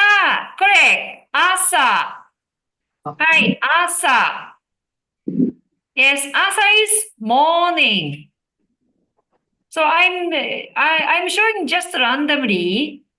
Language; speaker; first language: English; non-native, learner; Japanese